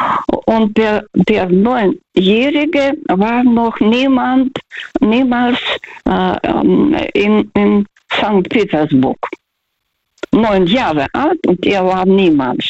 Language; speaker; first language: German; non-native, fluent; Russian